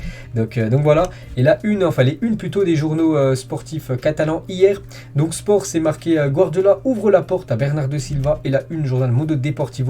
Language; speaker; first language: French; native; French